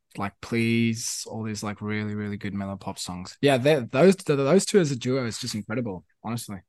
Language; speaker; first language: English; non-native, local second language; Afrikaans